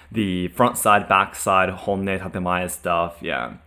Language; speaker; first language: English; non-native, fluent; Japanese